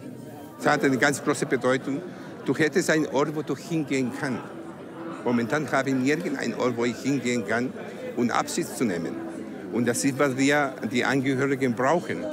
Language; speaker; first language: German; non-native, fluent; Spanish